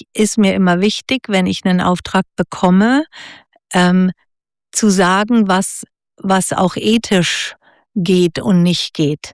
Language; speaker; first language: German; native; German